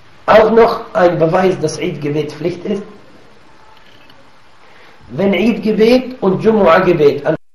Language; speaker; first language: German; non-native, fluent; Arabic